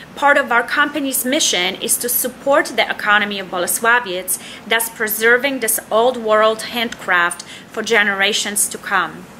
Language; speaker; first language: English; non-native, fluent; Polish